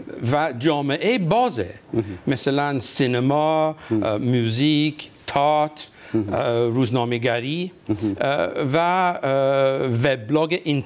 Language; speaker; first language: Persian; non-native, fluent; English